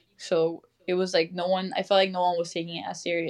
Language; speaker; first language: English; early bilingual, other home language; Spanish